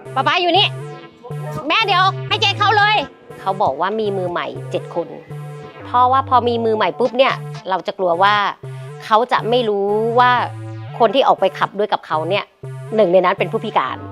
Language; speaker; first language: Thai; native; Thai